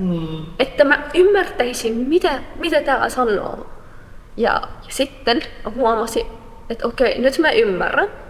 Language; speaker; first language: Finnish; non-native, fluent; Persian